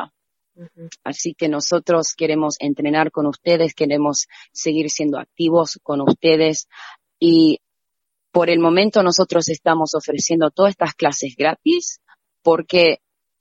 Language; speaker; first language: Spanish; native; Spanish